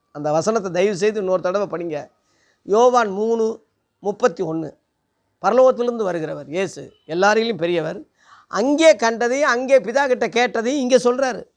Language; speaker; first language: Tamil; non-native, local second language; Telugu